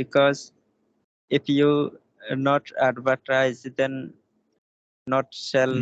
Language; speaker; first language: English; non-native, learner; Hindi